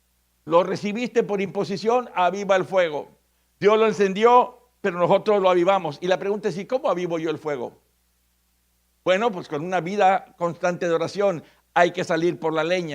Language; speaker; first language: Spanish; native; Spanish